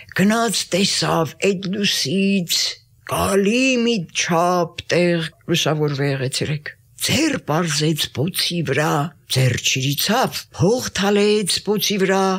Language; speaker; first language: Armenian; native; Armenian